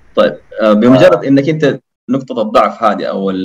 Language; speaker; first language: Arabic; early bilingual, other home language; Indonesian